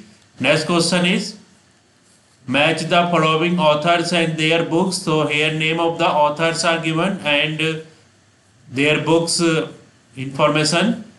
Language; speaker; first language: English; non-native, local second language; Hindi